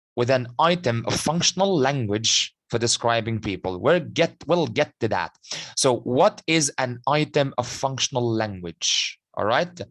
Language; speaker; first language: English; non-native, fluent; Arabic